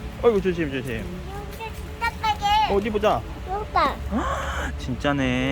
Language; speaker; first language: Korean; native; Korean